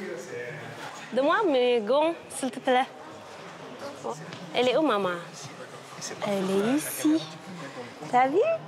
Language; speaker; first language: French; non-native, learner; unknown